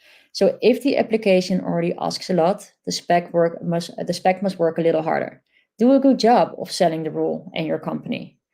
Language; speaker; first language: English; non-native, fluent; Dutch